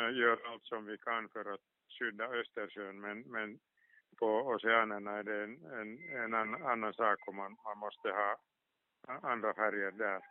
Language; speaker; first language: Swedish; non-native, local second language; Finnish